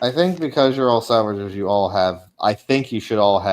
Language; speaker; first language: English; native; English